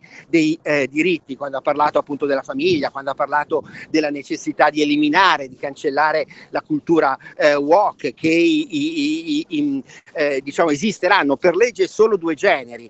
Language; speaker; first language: Italian; native; Italian